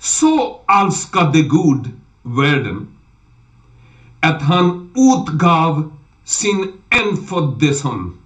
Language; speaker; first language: Swedish; non-native, learner; Urdu